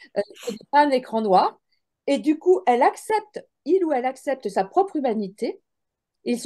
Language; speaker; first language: French; native; French